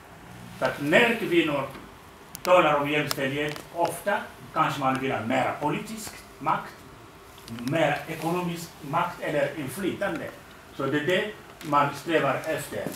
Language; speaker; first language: Swedish; non-native, fluent; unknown